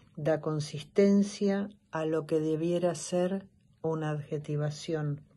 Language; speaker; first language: Spanish; native; Spanish